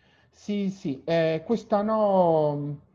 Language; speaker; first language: Italian; non-native, learner; Portuguese